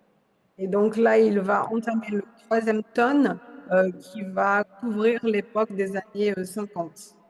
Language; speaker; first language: French; non-native, fluent; Portuguese